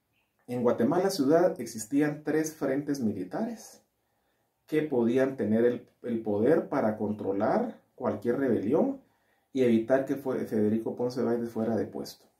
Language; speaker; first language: Spanish; native; Spanish